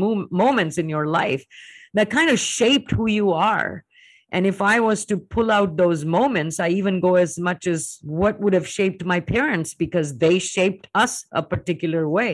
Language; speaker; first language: English; non-native, local second language; Hindi